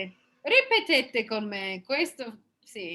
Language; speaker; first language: Italian; non-native, fluent; English